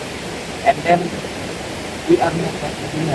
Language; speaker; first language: English; non-native, learner; Indonesian